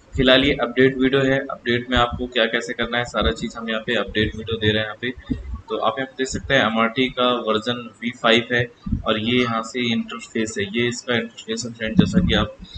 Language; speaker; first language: Hindi; native; Hindi